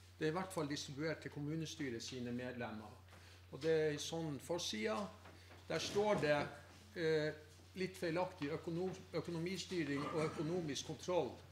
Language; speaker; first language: Norwegian; native; Norwegian